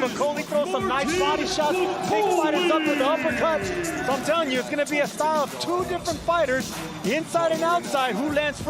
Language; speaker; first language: English; native; English